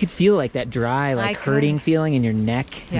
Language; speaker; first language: English; native; English